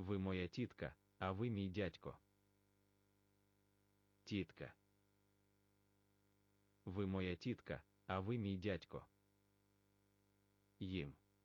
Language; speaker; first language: Ukrainian; non-native, learner; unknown